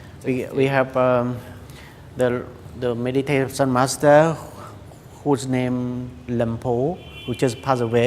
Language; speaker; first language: English; non-native, learner; Khmer